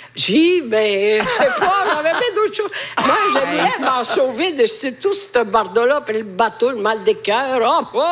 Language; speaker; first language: French; non-native, fluent; Italian